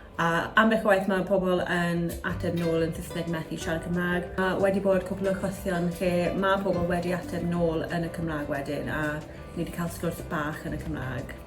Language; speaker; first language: Welsh; non-native, local second language; English